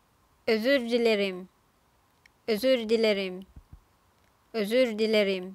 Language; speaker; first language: Turkish; non-native, fluent; Thai